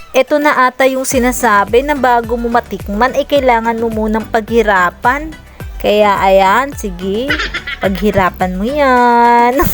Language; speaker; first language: Filipino; non-native, local second language; Bikol